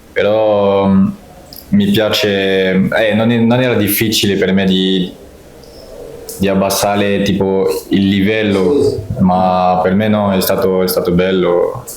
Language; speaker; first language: Italian; non-native, fluent; French